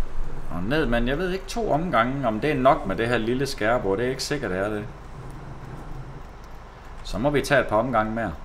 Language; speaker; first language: Danish; native; Danish